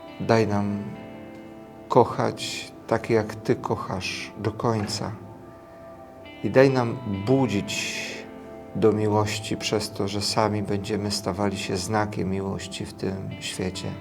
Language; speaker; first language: Polish; native; Polish